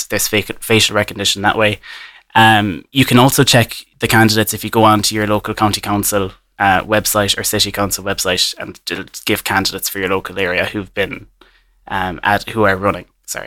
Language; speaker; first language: English; native; English